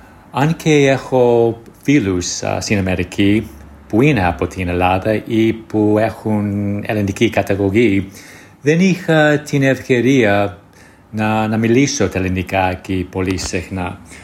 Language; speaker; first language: Greek; non-native, fluent; English